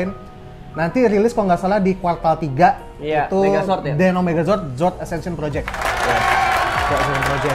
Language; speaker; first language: Indonesian; native; Indonesian